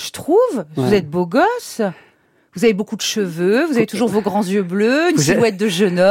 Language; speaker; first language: French; native; French